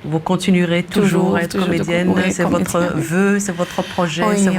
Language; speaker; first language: French; native; French